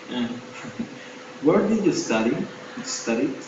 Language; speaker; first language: English; non-native, learner; Spanish